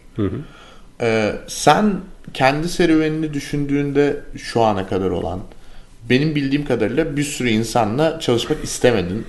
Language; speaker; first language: Turkish; native; Turkish